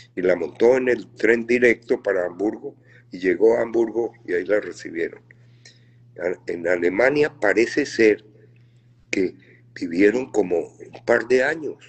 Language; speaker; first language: Spanish; native; Spanish